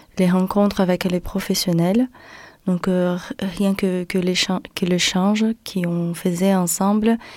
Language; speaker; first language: French; non-native, fluent; Portuguese